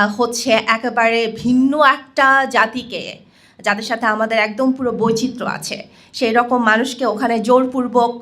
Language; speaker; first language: Bangla; non-native, local second language; Chakma